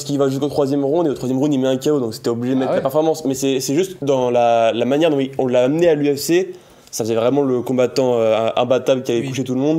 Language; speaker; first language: French; native; French